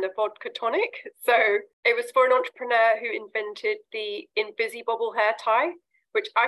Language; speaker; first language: English; native; English